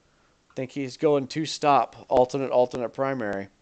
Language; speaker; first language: English; native; English